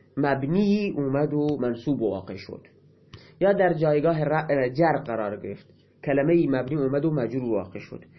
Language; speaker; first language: Persian; non-native, local second language; Baluchi